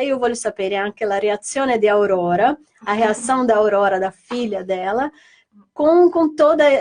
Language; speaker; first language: Italian; non-native, fluent; Portuguese